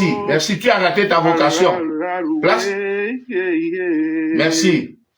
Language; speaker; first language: French; native; French